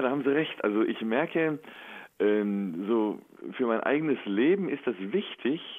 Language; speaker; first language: German; native; German